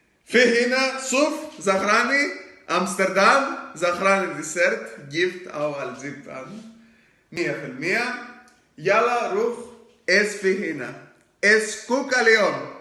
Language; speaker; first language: Arabic; non-native, learner; Greek